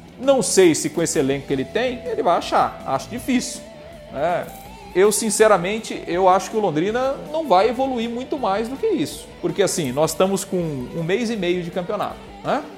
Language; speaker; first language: Portuguese; native; Portuguese